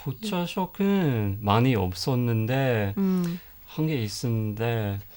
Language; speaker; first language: Korean; non-native, fluent; English